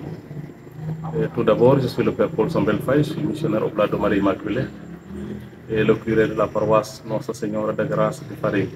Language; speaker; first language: French; non-native, local second language; Serer